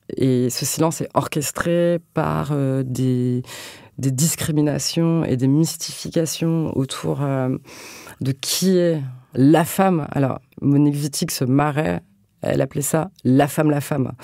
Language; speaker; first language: French; native; French